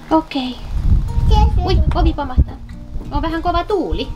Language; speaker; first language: Finnish; native; Finnish